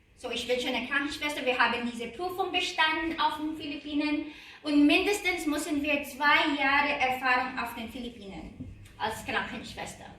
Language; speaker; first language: German; non-native, learner; Filipino